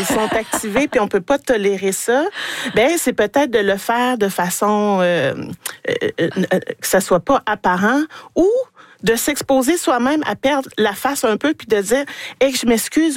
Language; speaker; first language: French; native; French